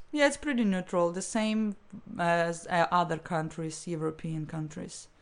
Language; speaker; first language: English; non-native, fluent; Russian